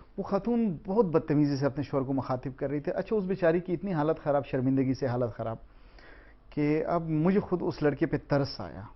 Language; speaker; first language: Urdu; non-native, local second language; Pashto